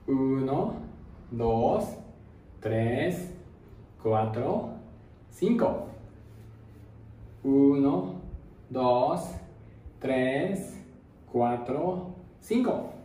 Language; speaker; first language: Spanish; non-native, learner; Japanese